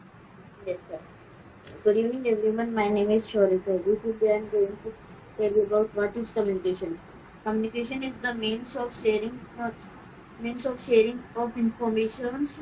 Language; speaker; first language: English; non-native, learner; Hindi